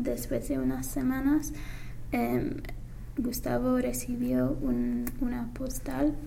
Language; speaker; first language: Spanish; non-native, learner; English